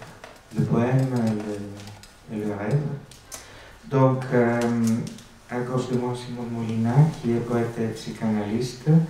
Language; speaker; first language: French; non-native, fluent; Greek